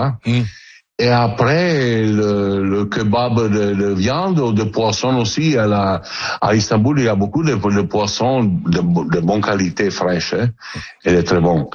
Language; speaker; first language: French; non-native, learner; Italian